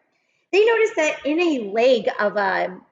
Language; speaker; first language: English; native; English